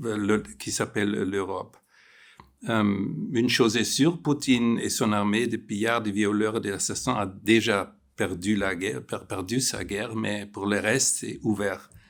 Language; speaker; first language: French; non-native, fluent; German